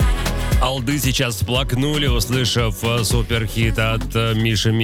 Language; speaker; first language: Russian; native; Russian